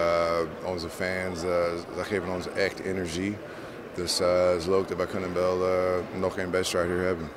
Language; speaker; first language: Dutch; non-native, fluent; English